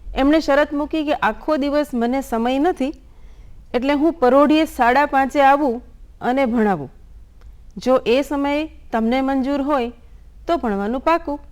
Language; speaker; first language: Gujarati; non-native, local second language; Bangla